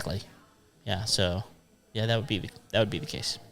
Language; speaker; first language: English; native; English